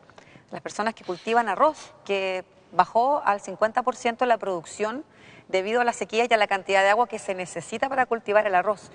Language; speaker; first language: Spanish; native; Spanish